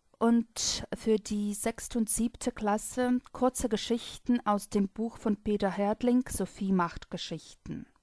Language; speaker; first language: German; non-native, fluent; Russian